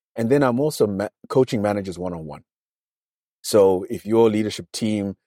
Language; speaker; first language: English; non-native, local second language; Shona